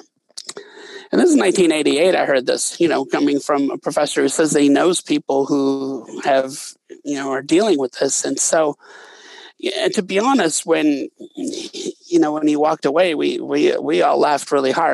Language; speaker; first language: English; native; English